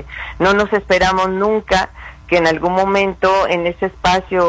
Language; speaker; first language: Spanish; native; Spanish